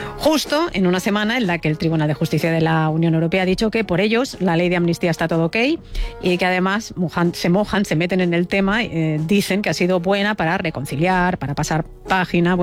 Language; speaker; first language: Spanish; native; Spanish